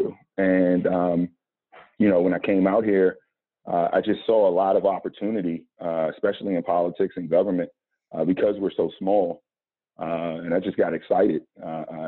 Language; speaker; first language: English; native; English